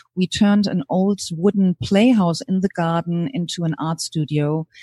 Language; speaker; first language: English; non-native, fluent; German